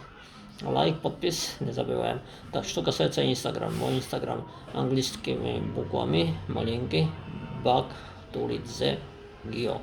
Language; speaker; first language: Russian; non-native, fluent; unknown